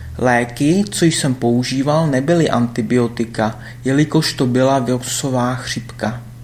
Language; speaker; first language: Czech; non-native, fluent; German